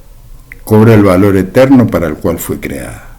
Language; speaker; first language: Spanish; native; Spanish